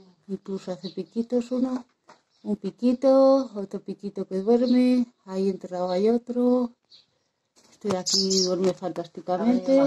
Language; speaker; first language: Spanish; native; Spanish